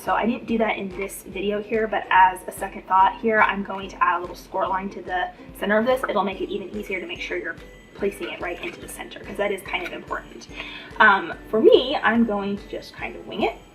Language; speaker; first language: English; native; English